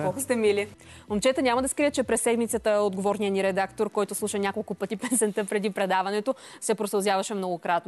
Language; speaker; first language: Bulgarian; native; Bulgarian